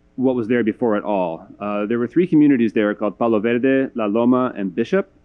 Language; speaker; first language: English; native; English